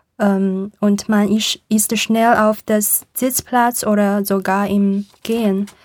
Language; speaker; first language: German; non-native, learner; Chinese